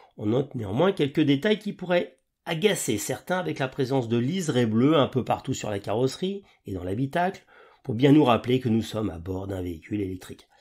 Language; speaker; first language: French; native; French